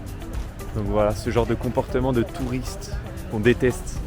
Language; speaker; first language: French; native; French